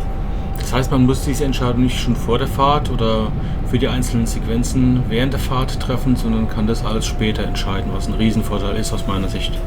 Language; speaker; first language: German; native; German